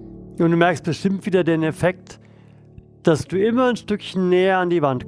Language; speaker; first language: German; native; German